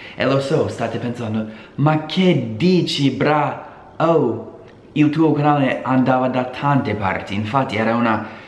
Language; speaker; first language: Italian; non-native, fluent; English